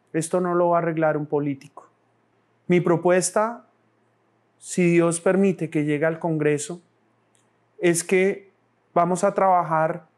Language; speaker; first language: Spanish; native; Spanish